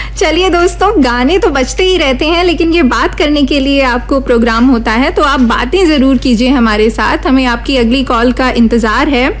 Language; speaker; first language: Hindi; native; Hindi